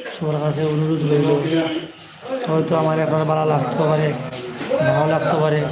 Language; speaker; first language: Bangla; native; Bangla